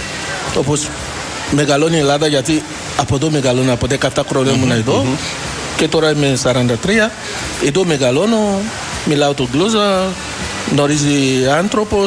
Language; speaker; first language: Greek; non-native, learner; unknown